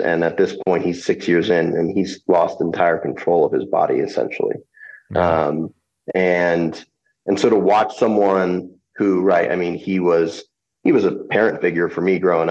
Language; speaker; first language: English; native; English